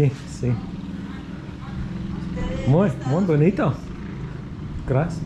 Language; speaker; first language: Spanish; non-native, learner; English